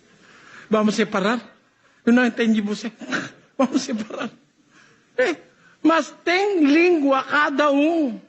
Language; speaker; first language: Portuguese; non-native, learner; Filipino